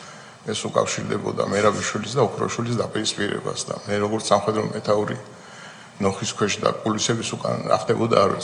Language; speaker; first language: Georgian; native; Georgian